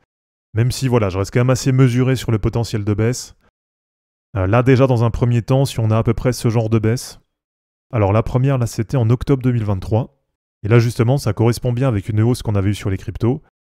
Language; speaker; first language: French; native; French